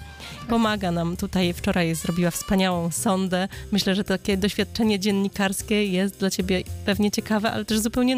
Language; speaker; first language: Polish; native; Polish